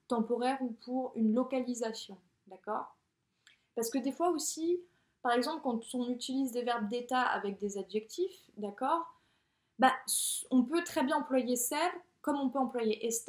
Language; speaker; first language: French; native; French